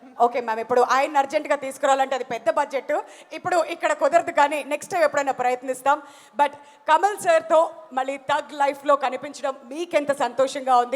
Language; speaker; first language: Telugu; native; Telugu